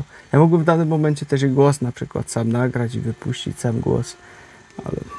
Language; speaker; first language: Polish; native; Polish